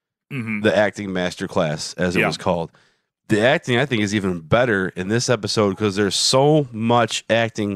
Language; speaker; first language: English; native; English